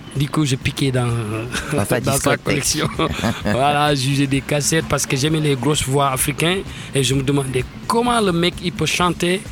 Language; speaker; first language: French; non-native, local second language; Wolof